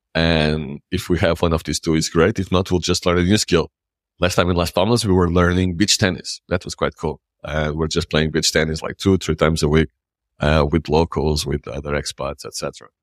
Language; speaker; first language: English; non-native, fluent; Portuguese